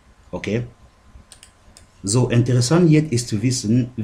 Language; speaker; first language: German; non-native, fluent; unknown